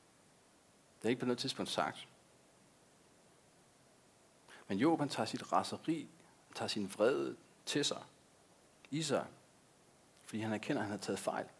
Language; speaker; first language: Danish; native; Danish